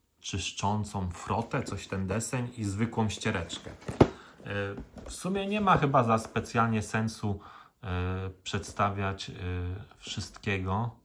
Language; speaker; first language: Polish; native; Polish